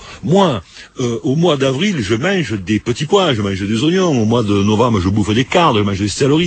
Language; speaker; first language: French; native; French